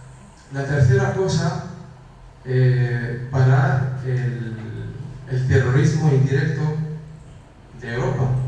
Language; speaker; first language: Spanish; non-native, fluent; Kurdish